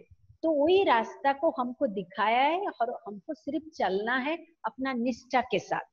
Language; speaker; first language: Hindi; non-native, local second language; Odia